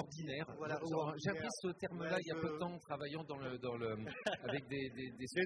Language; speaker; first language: French; native; French